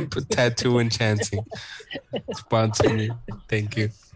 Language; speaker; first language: English; early bilingual, other home language; Spanish